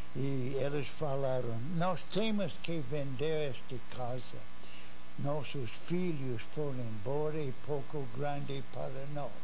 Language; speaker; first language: Portuguese; non-native, fluent; English